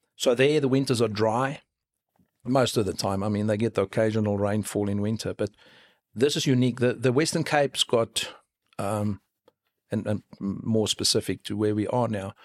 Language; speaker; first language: English; non-native, local second language; Afrikaans